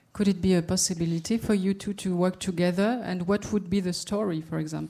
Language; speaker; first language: English; non-native, learner; French